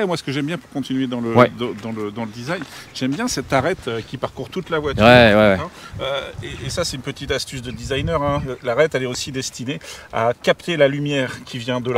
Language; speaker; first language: French; native; French